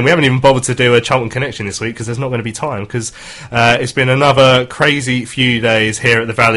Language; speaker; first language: English; native; English